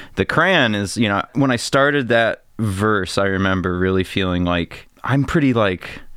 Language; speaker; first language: English; native; English